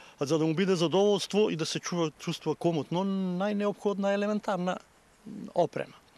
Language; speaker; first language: Macedonian; native; Macedonian